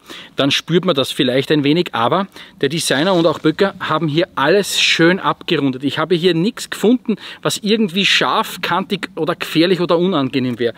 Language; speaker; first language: German; native; German